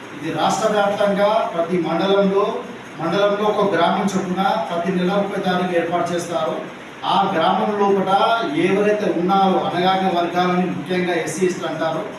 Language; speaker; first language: Telugu; native; Telugu